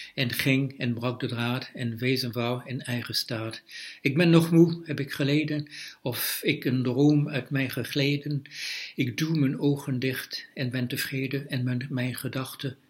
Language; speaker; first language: Dutch; native; Dutch